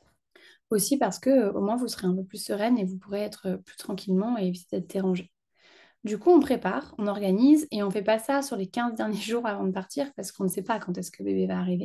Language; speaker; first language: French; native; French